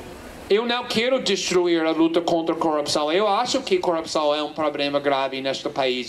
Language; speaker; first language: Portuguese; non-native, fluent; English